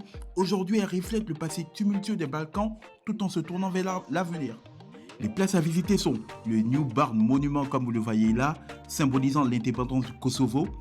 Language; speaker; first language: French; native; French